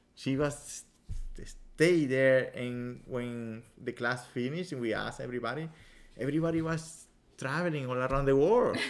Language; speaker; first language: English; non-native, fluent; Spanish